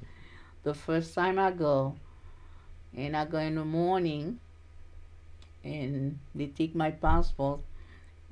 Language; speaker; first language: English; non-native, learner; Haitian Creole